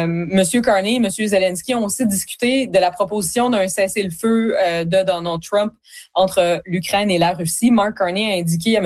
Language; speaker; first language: French; native; French